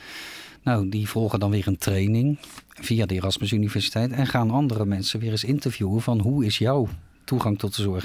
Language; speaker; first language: Dutch; native; Dutch